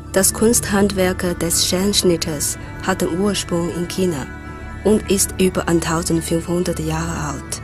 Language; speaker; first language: German; non-native, fluent; Chinese